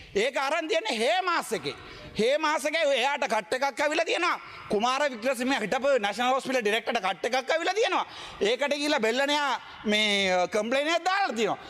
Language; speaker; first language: Sinhala; non-native, local second language; Tamil